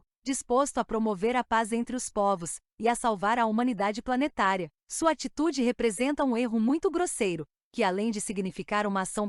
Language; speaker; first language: Portuguese; native; Portuguese